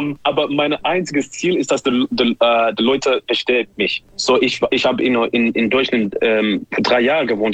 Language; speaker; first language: German; non-native, learner; English